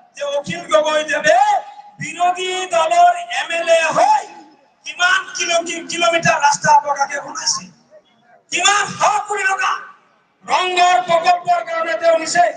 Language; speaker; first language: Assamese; non-native, local second language; Bangla